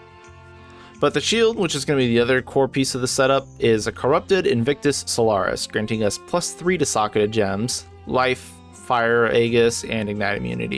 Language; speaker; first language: English; native; English